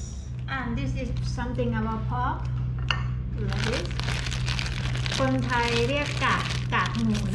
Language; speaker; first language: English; non-native, learner; Thai